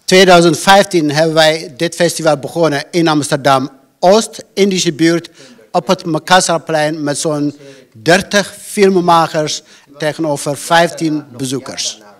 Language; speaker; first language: Dutch; non-native, fluent; Amharic